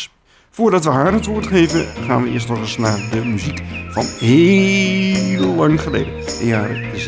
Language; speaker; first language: Dutch; native; Dutch